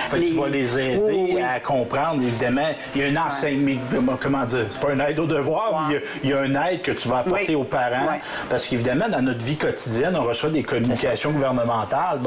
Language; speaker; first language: French; native; French